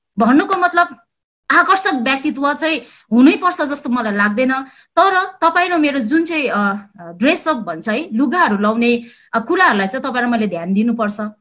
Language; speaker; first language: Nepali; native; Nepali